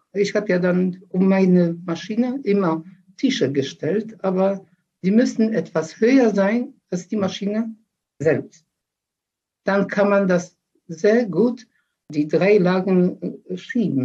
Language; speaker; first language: German; early bilingual, other home language; Polish